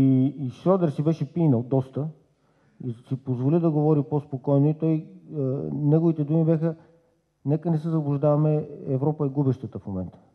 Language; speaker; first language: Bulgarian; native; Bulgarian